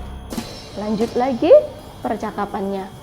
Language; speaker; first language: Indonesian; native; Indonesian